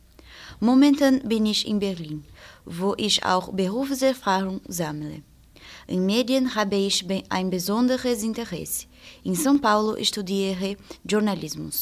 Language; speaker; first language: German; non-native, fluent; Portuguese